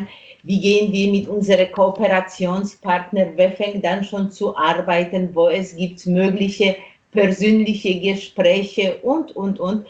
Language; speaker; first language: German; non-native, fluent; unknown